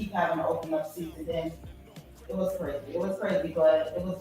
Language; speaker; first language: English; native; English